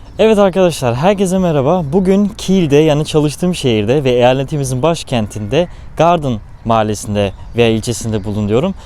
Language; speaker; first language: Turkish; early bilingual, heritage; Turkish